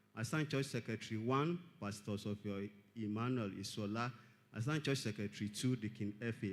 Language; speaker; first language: English; non-native, local second language; Yoruba